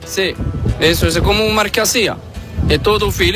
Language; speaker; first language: Spanish; non-native, learner; Arabic